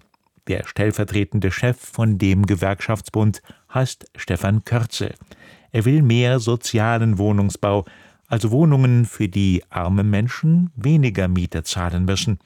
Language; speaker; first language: German; native; German